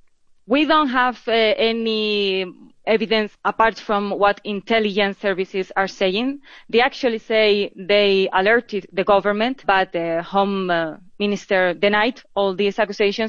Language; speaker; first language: English; non-native, fluent; Spanish